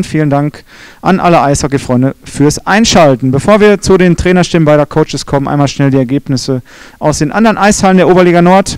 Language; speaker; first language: German; native; German